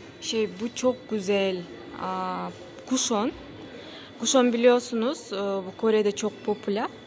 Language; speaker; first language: Turkish; non-native, fluent; Kyrgyz